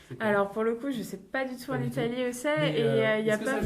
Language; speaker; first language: French; native; French